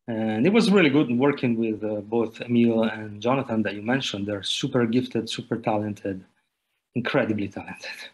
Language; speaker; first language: English; non-native, fluent; Italian